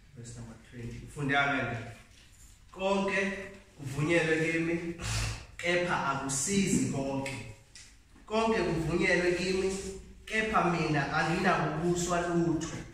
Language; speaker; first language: Zulu; non-native, local second language; Xhosa